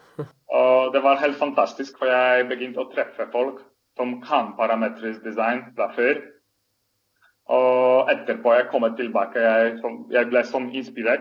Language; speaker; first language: Swedish; non-native, fluent; Polish